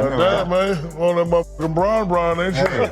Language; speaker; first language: English; native; English